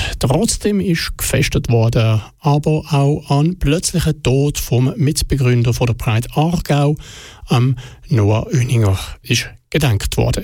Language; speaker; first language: German; native; German